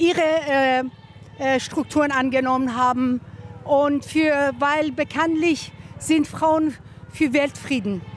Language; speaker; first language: German; non-native, fluent; Persian